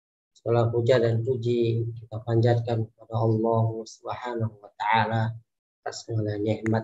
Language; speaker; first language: Indonesian; native; Indonesian